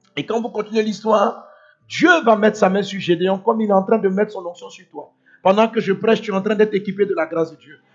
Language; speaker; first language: French; non-native, local second language; Dyula